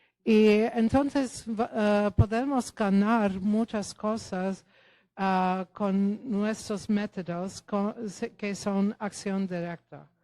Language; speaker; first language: Spanish; non-native, fluent; Polish